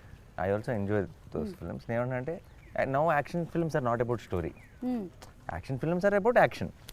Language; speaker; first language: Telugu; native; Telugu